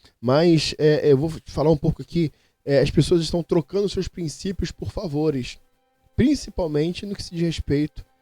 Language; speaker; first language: Portuguese; native; Portuguese